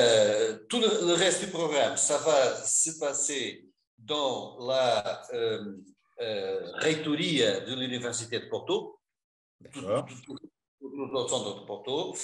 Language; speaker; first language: French; non-native, fluent; Portuguese